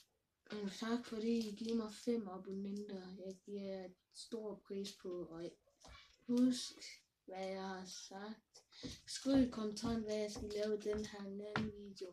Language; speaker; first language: Danish; early bilingual, other home language; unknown